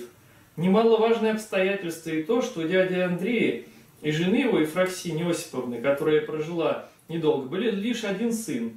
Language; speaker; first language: Russian; native; Russian